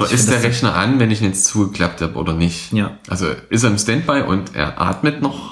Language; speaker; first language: German; native; German